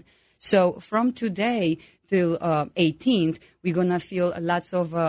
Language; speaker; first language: English; non-native, fluent; Polish